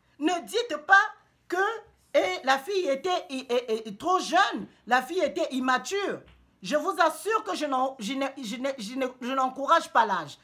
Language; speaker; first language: French; non-native, local second language; Lingala